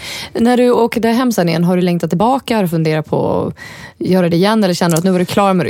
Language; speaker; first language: Swedish; native; Swedish